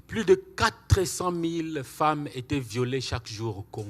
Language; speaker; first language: French; non-native, local second language; Swahili